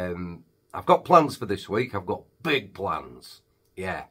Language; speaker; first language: English; native; English